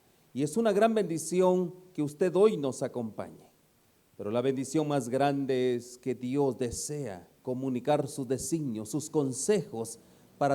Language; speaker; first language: Spanish; native; Spanish